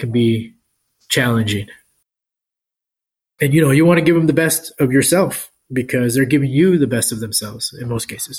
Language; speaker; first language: English; native; English